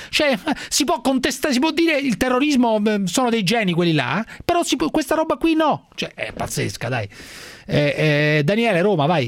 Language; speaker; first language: Italian; native; Italian